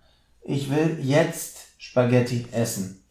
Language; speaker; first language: German; non-native, fluent; English